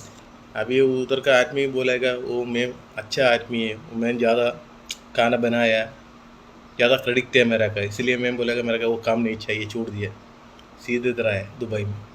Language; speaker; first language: Hindi; non-native, local second language; Malayalam